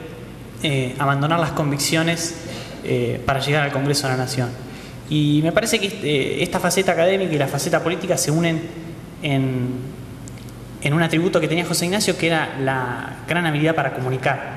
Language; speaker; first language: Spanish; native; Spanish